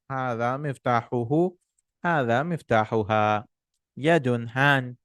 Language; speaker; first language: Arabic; non-native, fluent; Urdu